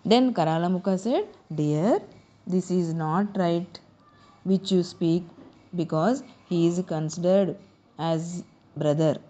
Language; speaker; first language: English; non-native, local second language; Telugu